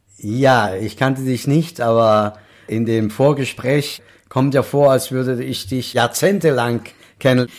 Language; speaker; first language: German; non-native, fluent; Spanish